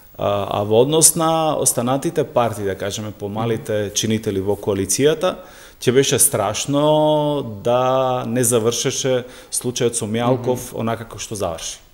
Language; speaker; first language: Macedonian; non-native, local second language; Albanian